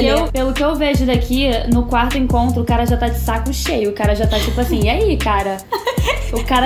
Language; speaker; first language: Portuguese; native; Portuguese